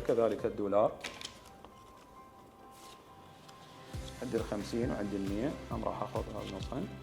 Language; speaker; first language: Arabic; native; Arabic